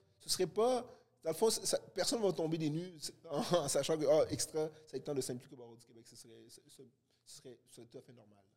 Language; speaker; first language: French; early bilingual, other home language; Haitian Creole